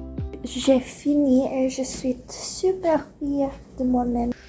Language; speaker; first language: French; non-native, learner; Indonesian